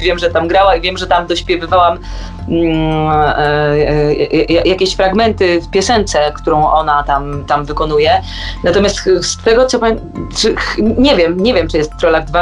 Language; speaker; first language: Polish; native; Polish